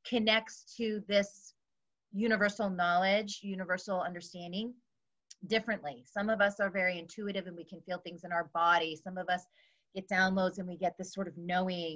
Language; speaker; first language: English; native; English